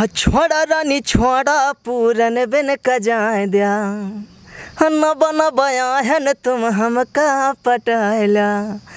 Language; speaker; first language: Hindi; native; Hindi